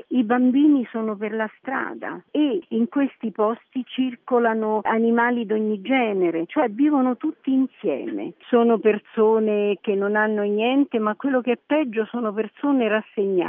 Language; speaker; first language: Italian; native; Italian